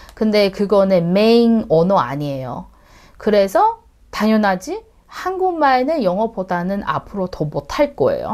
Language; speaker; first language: Korean; non-native, learner; Chinese